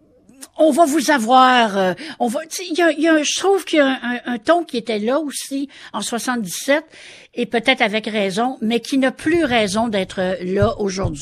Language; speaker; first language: French; native; French